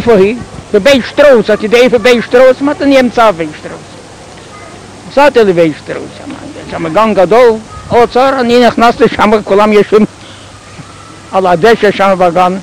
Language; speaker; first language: Hebrew; non-native, fluent; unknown